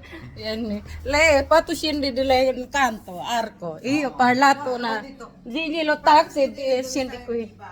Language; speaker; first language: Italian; non-native, learner; Filipino